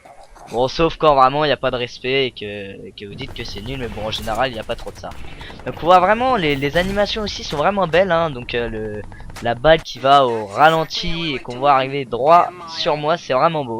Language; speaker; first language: French; native; French